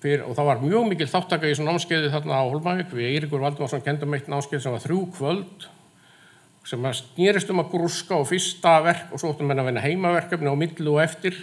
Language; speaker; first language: Icelandic; native; Icelandic